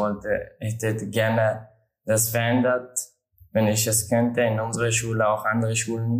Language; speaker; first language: German; non-native, learner; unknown